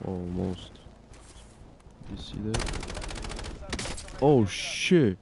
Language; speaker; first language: English; non-native, learner; Ukrainian